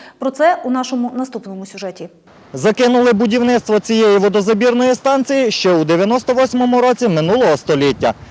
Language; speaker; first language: Ukrainian; native; Ukrainian